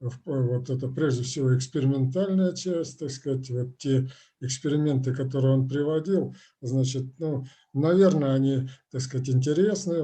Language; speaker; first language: Russian; native; Russian